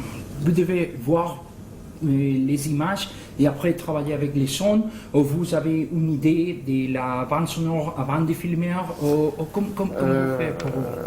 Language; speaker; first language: French; non-native, fluent; Spanish